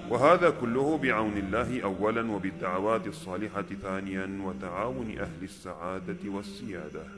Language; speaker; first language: Arabic; non-native, fluent; Urdu